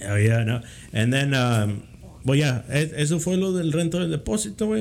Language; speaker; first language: Spanish; early bilingual, heritage; Spanish